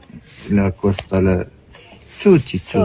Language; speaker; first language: Italian; non-native, learner; Arabic